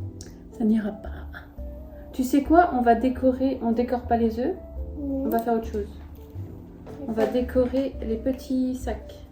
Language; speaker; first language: French; native; French